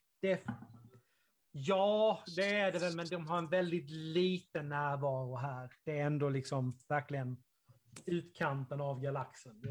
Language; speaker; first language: Swedish; native; Swedish